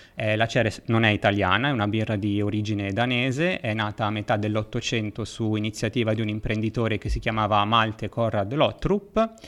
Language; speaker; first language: Italian; native; Italian